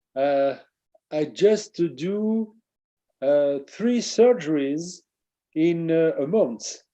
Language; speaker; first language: English; non-native, fluent; French